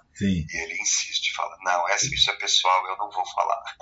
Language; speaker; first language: Portuguese; native; Portuguese